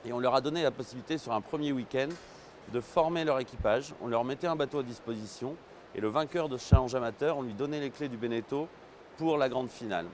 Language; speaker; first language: French; native; French